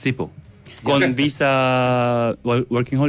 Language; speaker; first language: Spanish; non-native, learner; Korean